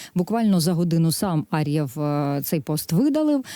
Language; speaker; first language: Ukrainian; native; Ukrainian